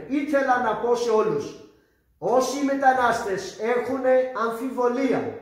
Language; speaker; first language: Greek; non-native, fluent; Urdu